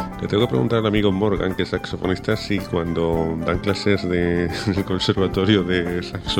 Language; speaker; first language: Spanish; native; Spanish